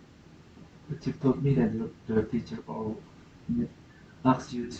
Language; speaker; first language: English; non-native, fluent; Chinese